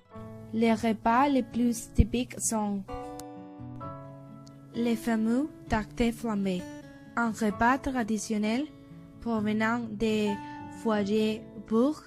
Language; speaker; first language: French; non-native, learner; Spanish